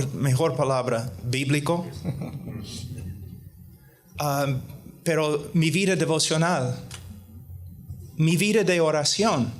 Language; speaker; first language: Spanish; non-native, fluent; English